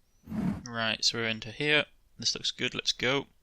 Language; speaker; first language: English; native; English